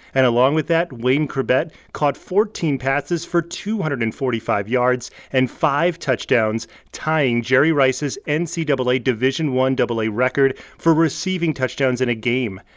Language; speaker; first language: English; native; English